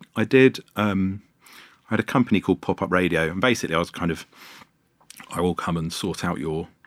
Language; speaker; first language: English; native; English